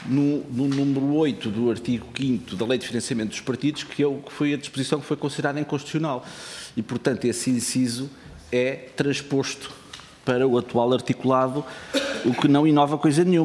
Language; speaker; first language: Portuguese; native; Portuguese